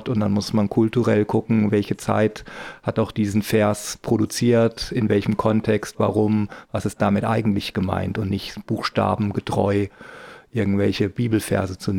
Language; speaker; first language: German; native; German